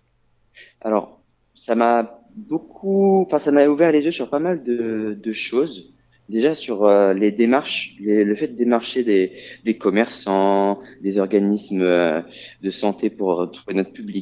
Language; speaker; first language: French; native; French